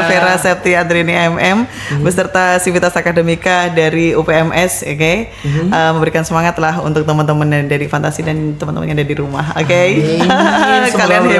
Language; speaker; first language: Indonesian; native; Indonesian